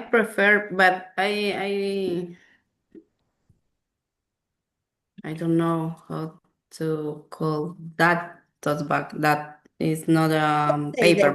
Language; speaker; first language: English; non-native, learner; Spanish